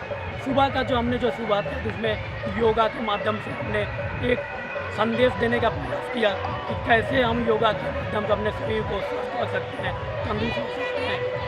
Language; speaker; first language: Hindi; native; Hindi